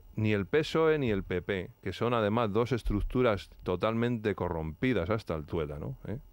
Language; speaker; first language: Spanish; native; Spanish